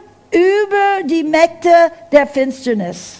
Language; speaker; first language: German; non-native, fluent; English